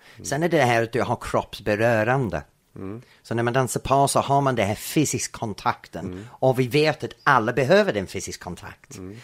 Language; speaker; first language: Swedish; non-native, fluent; English